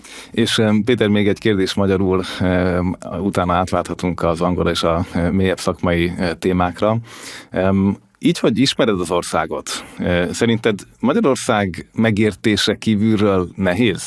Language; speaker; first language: Hungarian; native; Hungarian